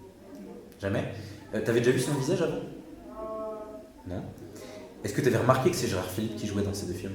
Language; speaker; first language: French; native; French